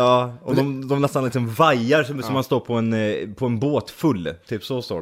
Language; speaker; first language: Swedish; native; Swedish